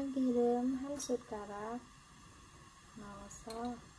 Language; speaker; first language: Korean; non-native, fluent; Khmer